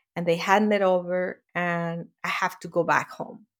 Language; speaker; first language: English; non-native, fluent; Spanish